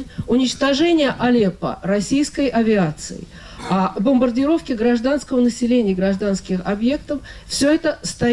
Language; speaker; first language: Russian; native; Russian